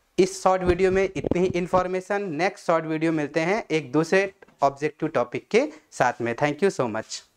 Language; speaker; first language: Hindi; non-native, local second language; Marathi